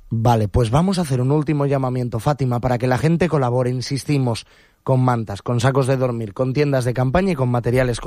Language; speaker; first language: Spanish; native; Spanish